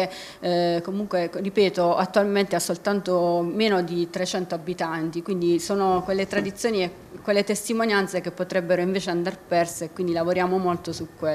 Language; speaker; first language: Italian; native; Italian